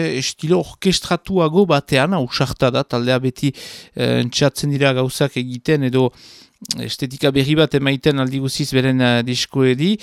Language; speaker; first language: Basque; native; Basque